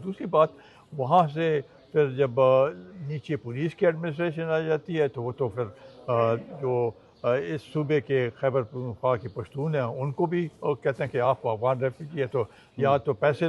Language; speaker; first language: Urdu; non-native, local second language; Pashto